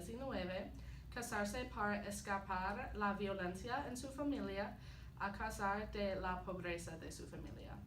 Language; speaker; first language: Spanish; non-native, learner; English